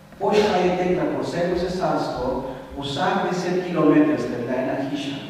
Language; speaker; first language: Slovenian; non-native, fluent; Spanish